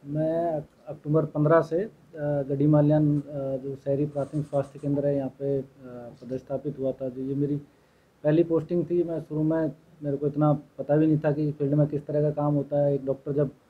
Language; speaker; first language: Hindi; native; Hindi